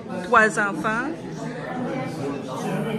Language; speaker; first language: French; non-native, learner; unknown